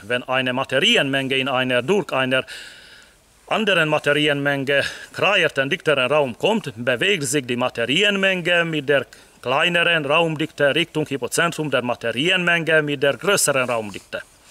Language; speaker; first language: German; non-native, fluent; Hungarian